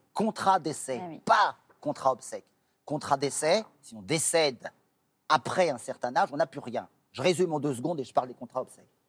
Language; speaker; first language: French; native; French